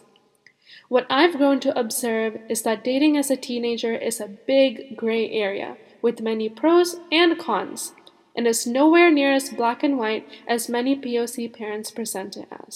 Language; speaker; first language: English; early bilingual, other home language; Malayalam